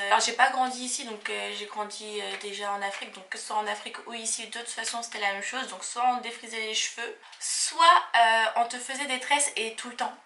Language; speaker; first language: French; native; French